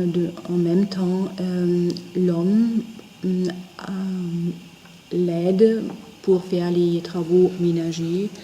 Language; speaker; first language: French; non-native, fluent; German